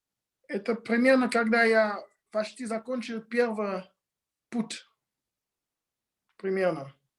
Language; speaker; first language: Russian; non-native, fluent; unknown